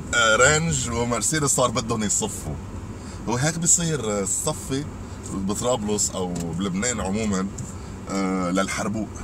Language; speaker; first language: Arabic; native; Arabic